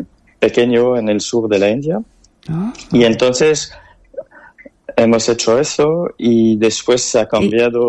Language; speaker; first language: Spanish; non-native, learner; French